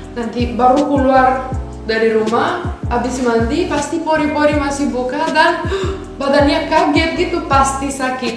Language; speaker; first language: Indonesian; non-native, fluent; Romanian